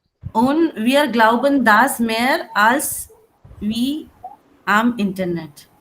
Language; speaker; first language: German; non-native, learner; Hindi